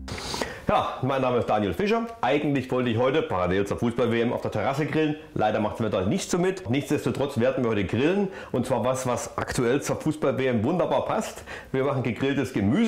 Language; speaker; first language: German; native; German